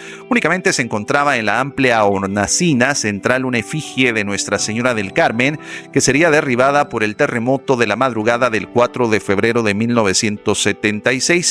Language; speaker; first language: Spanish; native; Spanish